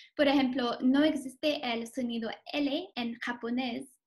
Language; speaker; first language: Spanish; non-native, fluent; English